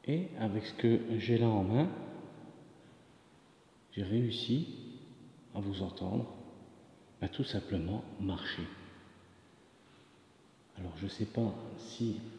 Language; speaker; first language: French; native; French